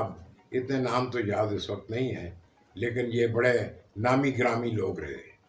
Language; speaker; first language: Urdu; non-native, local second language; Northern Hindko